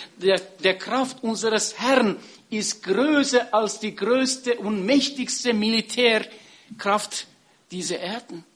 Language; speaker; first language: German; non-native, fluent; Turkish